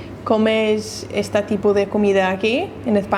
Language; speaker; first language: Spanish; non-native, learner; English